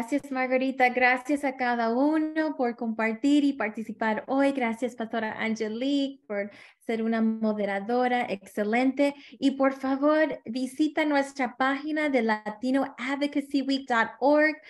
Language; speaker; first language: Spanish; early bilingual, heritage; Spanish